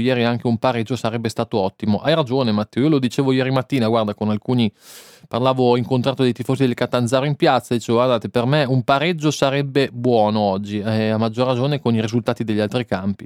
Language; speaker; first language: Italian; native; Italian